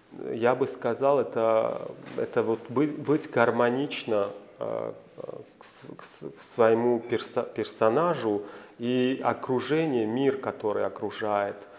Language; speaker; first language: Russian; non-native, fluent; Georgian